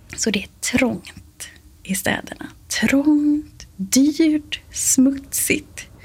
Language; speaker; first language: Swedish; native; Swedish